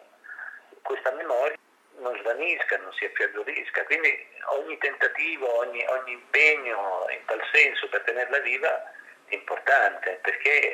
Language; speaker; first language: Italian; native; Italian